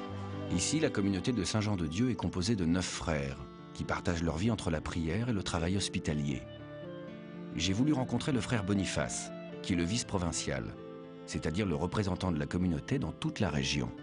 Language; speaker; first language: French; native; French